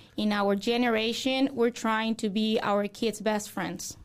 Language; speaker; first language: English; non-native, fluent; Spanish